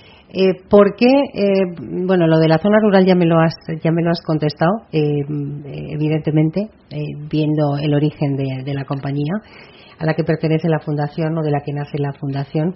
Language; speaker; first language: Spanish; native; Spanish